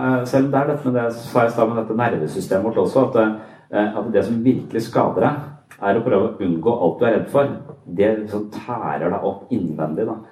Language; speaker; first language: Norwegian; native; Norwegian